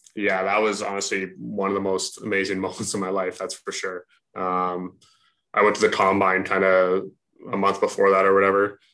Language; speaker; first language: English; native; English